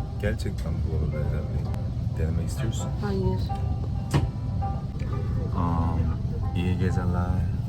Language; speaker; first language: Turkish; non-native, learner; Korean